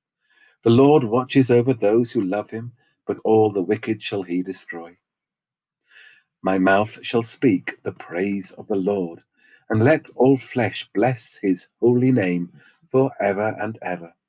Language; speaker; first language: English; native; English